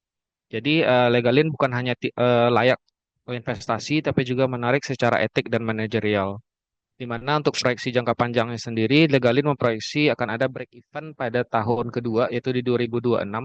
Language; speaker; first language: Indonesian; native; Indonesian